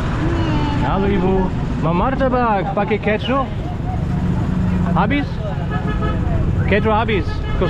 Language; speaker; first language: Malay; non-native, learner; English